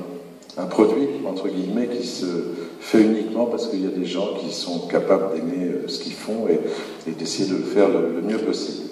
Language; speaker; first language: French; native; French